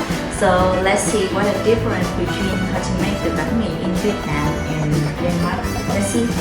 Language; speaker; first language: English; non-native, fluent; Vietnamese